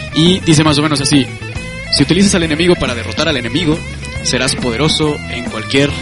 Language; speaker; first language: Spanish; native; Spanish